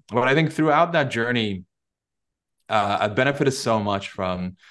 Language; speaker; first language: English; non-native, fluent; Turkish